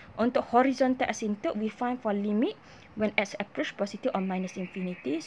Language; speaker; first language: English; non-native, local second language; Malay